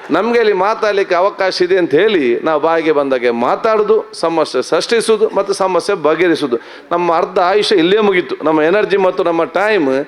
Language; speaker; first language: Kannada; non-native, local second language; Malayalam